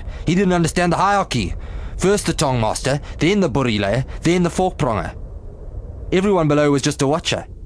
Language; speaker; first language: English; native; English